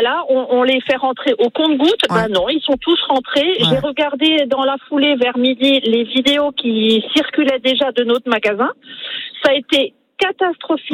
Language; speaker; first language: French; native; French